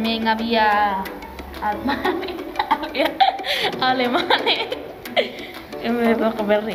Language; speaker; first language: Spanish; native; Spanish